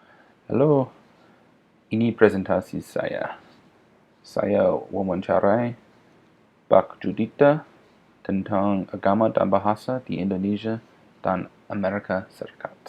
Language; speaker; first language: Indonesian; non-native, learner; English